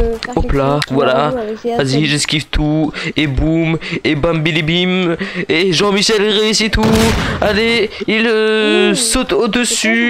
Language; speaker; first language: French; native; French